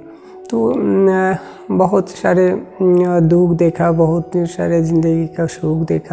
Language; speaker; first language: Hindi; non-native, local second language; Bangla